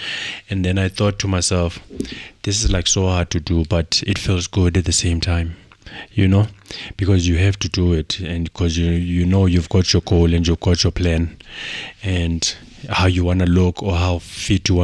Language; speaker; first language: English; non-native, local second language; Xhosa